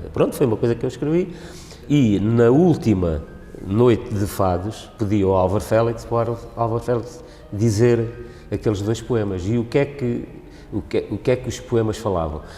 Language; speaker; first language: Portuguese; native; Portuguese